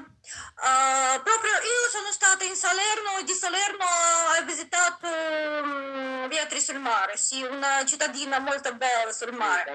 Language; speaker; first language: Italian; non-native, learner; Russian